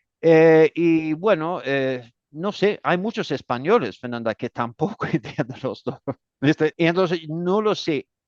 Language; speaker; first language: Spanish; non-native, fluent; Swedish